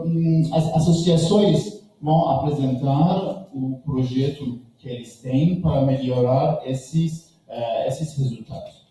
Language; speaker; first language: Portuguese; non-native, learner; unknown